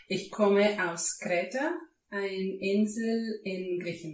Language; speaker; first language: German; non-native, learner; Greek